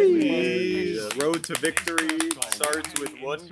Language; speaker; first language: English; native; English